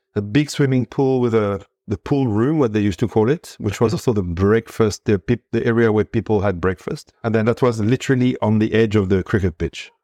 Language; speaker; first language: English; non-native, fluent; French